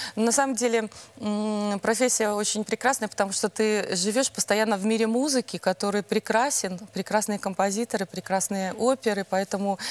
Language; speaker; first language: Russian; non-native, local second language; Belarusian